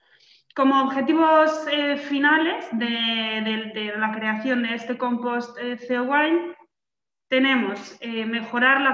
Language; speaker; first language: Spanish; native; Spanish